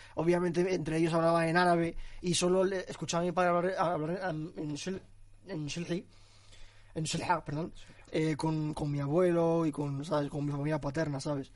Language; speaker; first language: Spanish; early bilingual, other home language; Arabic